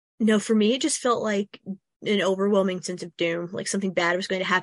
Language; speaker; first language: English; native; English